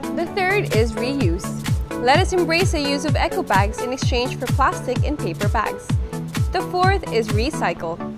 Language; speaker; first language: English; non-native, local second language; Filipino